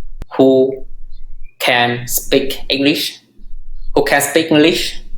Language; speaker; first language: English; non-native, fluent; Hmong